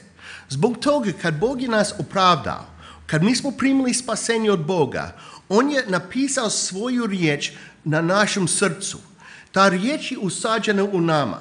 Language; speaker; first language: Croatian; non-native, fluent; English